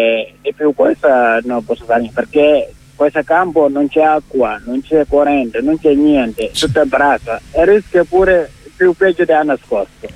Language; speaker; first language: Italian; non-native, learner; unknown